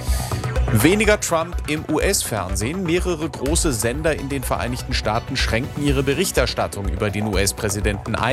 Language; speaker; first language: German; native; German